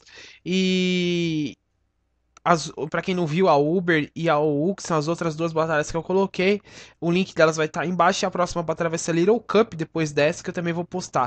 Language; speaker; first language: Portuguese; native; Portuguese